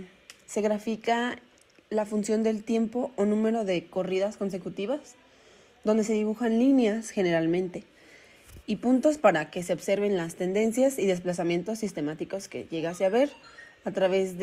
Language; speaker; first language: Spanish; native; Spanish